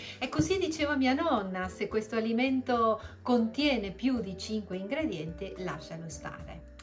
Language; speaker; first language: Italian; early bilingual, other home language; Spanish